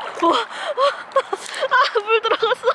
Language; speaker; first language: Korean; native; Korean